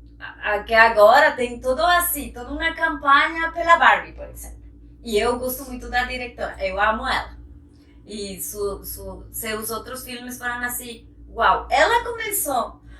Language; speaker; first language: Portuguese; non-native, fluent; Spanish